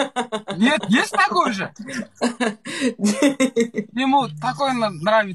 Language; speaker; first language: Russian; non-native, local second language; Kazakh